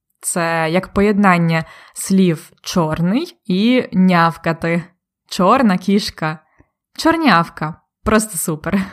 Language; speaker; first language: Ukrainian; native; Ukrainian